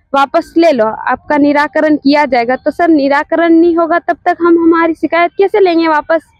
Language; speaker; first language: Hindi; native; Hindi